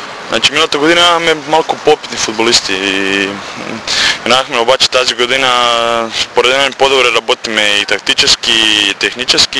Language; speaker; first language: Bulgarian; non-native, learner; Croatian